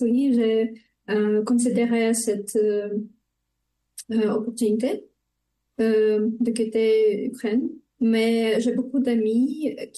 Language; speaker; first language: French; non-native, fluent; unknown